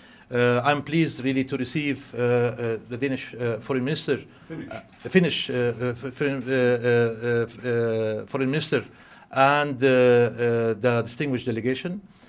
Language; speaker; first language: English; non-native, fluent; Arabic